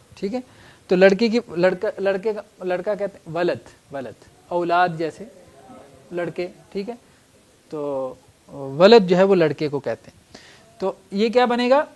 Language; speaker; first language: Urdu; native; Urdu